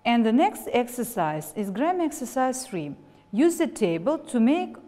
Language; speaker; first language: English; non-native, fluent; Russian